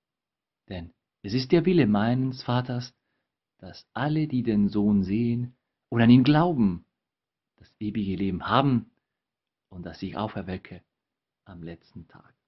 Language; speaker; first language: German; non-native, fluent; Spanish